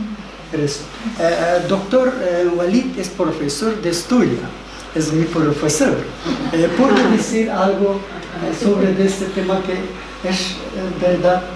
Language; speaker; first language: Spanish; non-native, learner; Persian